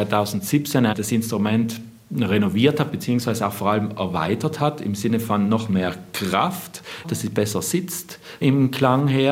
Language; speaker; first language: German; native; German